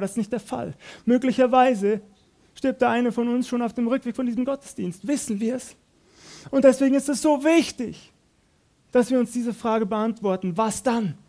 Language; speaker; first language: German; native; German